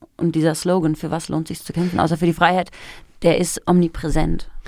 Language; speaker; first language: German; early bilingual, other home language; Persian